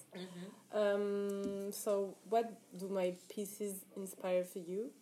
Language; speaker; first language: English; non-native, fluent; Arabic